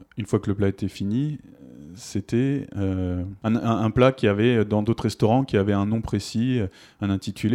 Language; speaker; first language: French; native; French